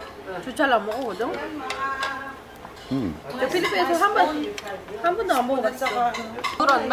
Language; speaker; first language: Korean; non-native, learner; Filipino